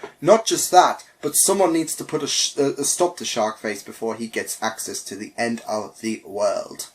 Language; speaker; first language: English; native; English